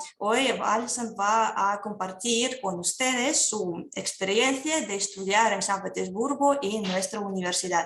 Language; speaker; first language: Spanish; non-native, fluent; Russian